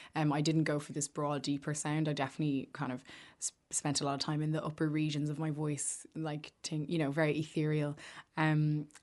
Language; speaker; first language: English; native; English